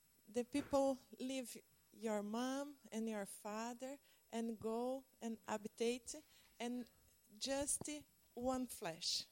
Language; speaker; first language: English; non-native, learner; Portuguese